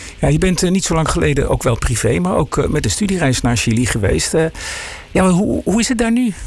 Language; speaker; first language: Dutch; native; Dutch